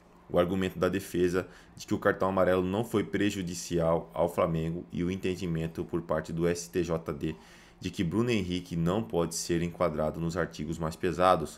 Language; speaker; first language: Portuguese; native; Portuguese